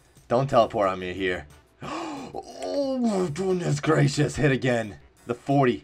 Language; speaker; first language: English; native; English